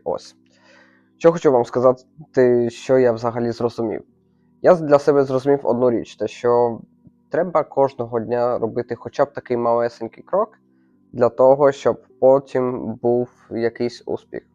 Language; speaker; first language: Ukrainian; native; Ukrainian